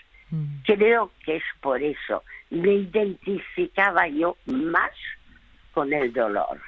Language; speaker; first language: Spanish; early bilingual, other home language; French